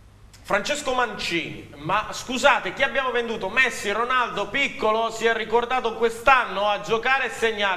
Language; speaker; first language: Italian; native; Italian